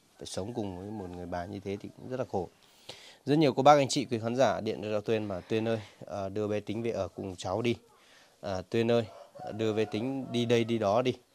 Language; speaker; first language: Vietnamese; non-native, local second language; Hmong